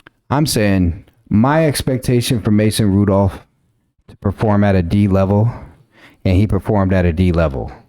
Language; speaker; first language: English; native; English